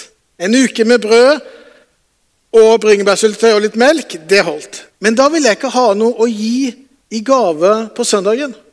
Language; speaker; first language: Norwegian; native; Norwegian